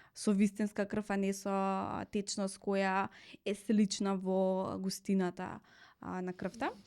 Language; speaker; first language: Macedonian; native; Macedonian